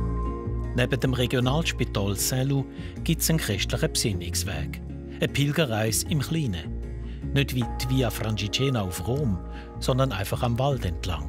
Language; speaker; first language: German; native; German